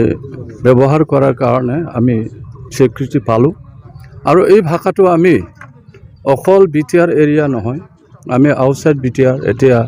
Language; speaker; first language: Assamese; non-native, local second language; Bodo